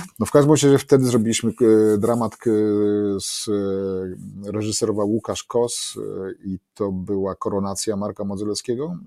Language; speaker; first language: Polish; native; Polish